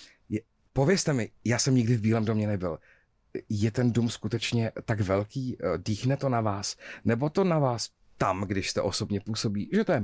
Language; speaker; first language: Czech; native; Czech